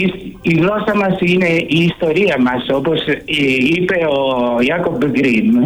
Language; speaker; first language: Greek; non-native, fluent; Italian